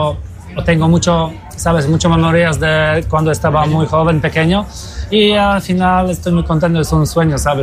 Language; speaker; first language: Spanish; non-native, fluent; Polish